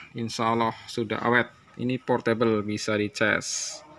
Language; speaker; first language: Indonesian; native; Indonesian